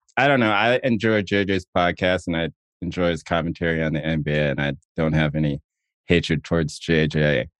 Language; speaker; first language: English; native; English